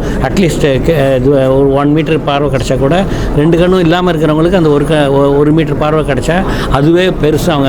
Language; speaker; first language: Tamil; native; Tamil